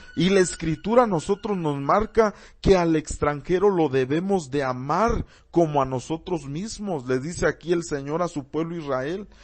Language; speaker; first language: Spanish; early bilingual, heritage; Spanish